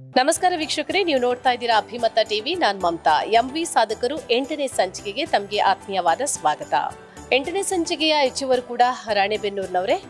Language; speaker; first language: Kannada; native; Kannada